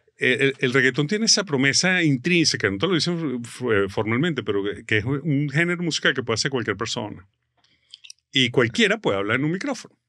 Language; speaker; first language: Spanish; native; Spanish